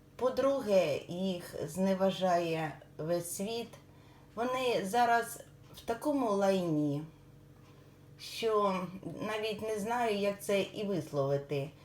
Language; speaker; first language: Ukrainian; native; Ukrainian